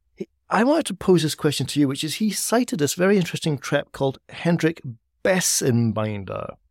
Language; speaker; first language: English; native; English